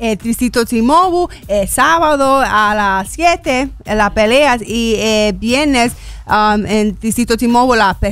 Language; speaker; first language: Spanish; early bilingual, heritage; English